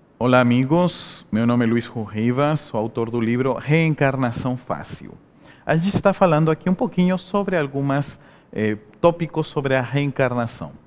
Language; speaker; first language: Portuguese; non-native, fluent; Spanish